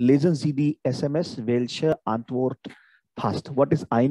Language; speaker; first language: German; non-native, fluent; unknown